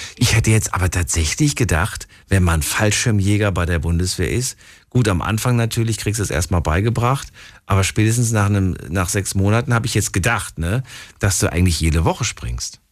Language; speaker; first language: German; native; German